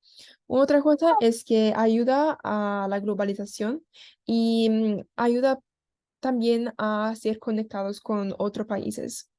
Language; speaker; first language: Spanish; non-native, learner; Korean